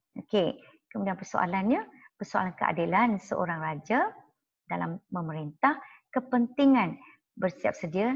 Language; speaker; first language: Malay; non-native, local second language; Chinese